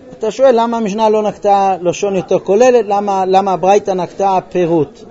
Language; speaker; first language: Hebrew; early bilingual, heritage; Hebrew